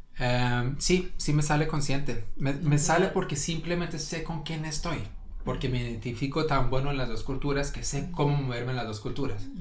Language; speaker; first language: Spanish; early bilingual, heritage; Norwegian